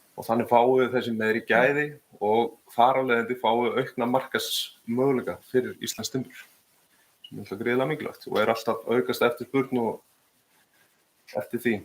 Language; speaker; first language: Icelandic; native; Icelandic